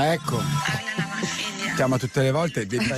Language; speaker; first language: Italian; native; Italian